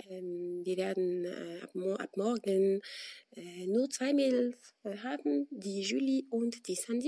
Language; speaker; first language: German; non-native, fluent; French